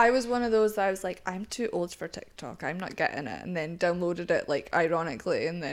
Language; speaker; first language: English; native; English